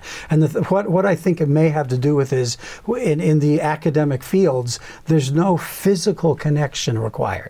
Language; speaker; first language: English; native; English